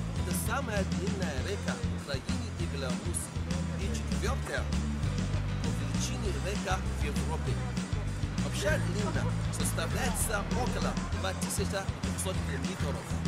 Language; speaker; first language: Russian; non-native, learner; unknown